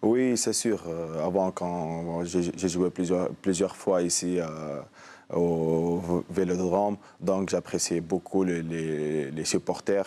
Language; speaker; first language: French; non-native, local second language; Arabic